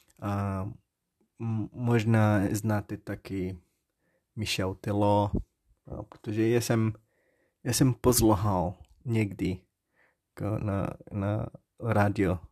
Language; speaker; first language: Czech; non-native, learner; Portuguese